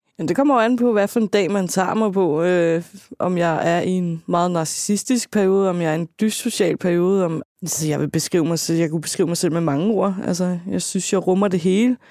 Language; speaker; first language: Danish; native; Danish